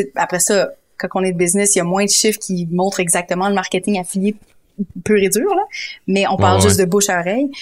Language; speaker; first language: French; native; French